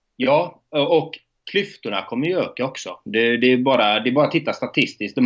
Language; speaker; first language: Swedish; native; Swedish